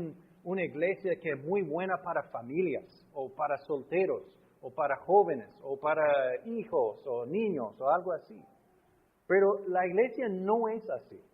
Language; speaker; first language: Spanish; non-native, fluent; English